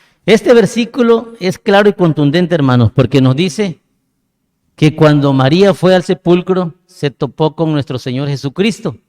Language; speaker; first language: Spanish; native; Spanish